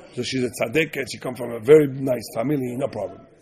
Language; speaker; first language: English; non-native, learner; French